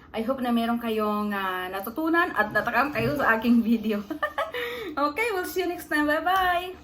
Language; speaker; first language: Filipino; non-native, local second language; Cebuano